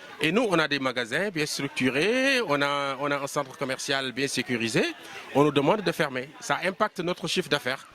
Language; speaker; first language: French; non-native, local second language; Wolof